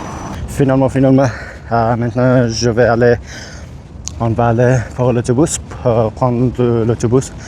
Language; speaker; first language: French; non-native, learner; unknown